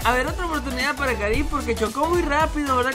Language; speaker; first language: Spanish; native; Spanish